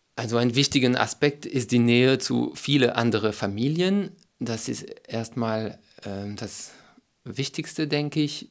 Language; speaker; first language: German; non-native, fluent; French